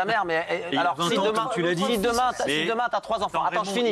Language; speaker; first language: French; native; French